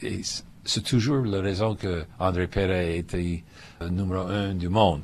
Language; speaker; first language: French; non-native, local second language; English